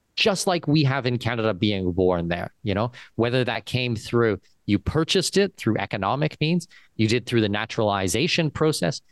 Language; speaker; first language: English; native; English